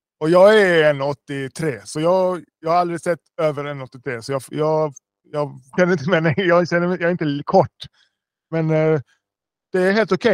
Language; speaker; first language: Swedish; early bilingual, other home language; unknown